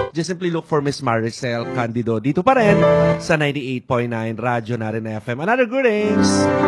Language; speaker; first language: Filipino; native; Filipino